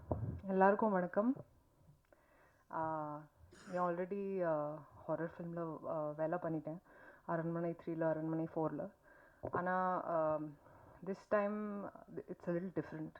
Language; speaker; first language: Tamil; non-native, learner; Hindi